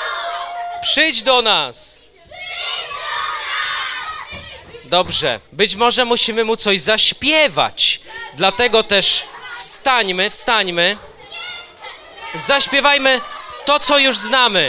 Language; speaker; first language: Polish; native; Polish